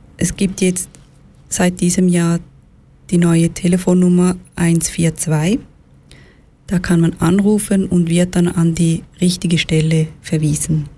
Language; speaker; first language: German; early bilingual, other home language; Tamil